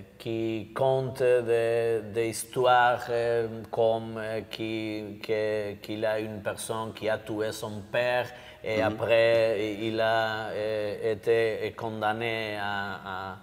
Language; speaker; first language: French; non-native, learner; Basque